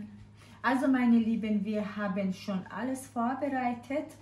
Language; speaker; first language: German; non-native, learner; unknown